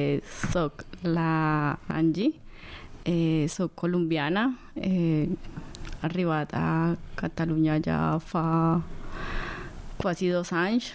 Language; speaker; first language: Catalan; non-native, learner; Spanish